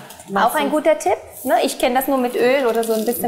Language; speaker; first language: German; native; German